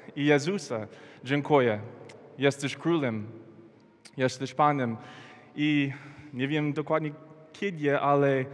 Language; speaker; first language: Polish; non-native, learner; English